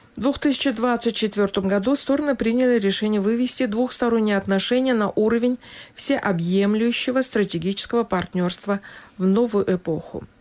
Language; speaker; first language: Russian; non-native, local second language; Tajik